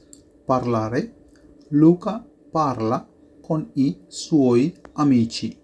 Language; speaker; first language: Italian; non-native, fluent; Sinhala